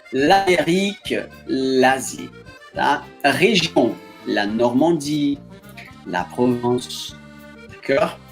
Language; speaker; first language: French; non-native, fluent; Portuguese